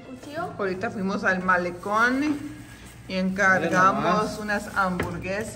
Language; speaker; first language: Spanish; early bilingual, heritage; Spanish